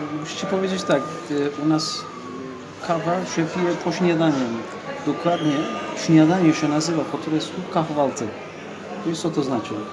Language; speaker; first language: Polish; non-native, fluent; Turkish